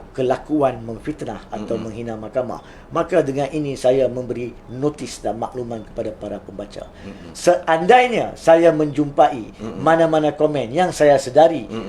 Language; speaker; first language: Malay; native; Malay